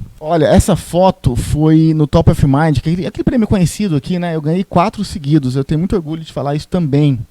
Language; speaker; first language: Portuguese; native; Portuguese